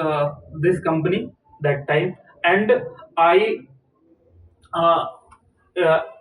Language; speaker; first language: English; non-native, learner; Hindi